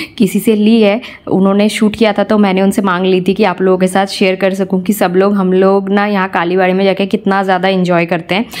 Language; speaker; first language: Hindi; non-native, local second language; Bangla